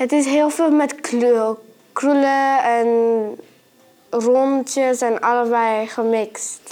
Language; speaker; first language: Dutch; early bilingual, other home language; Marathi